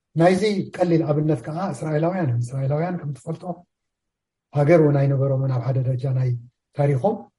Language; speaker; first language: Tigrinya; native; Tigrinya